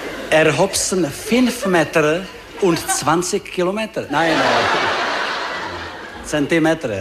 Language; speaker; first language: German; non-native, learner; Czech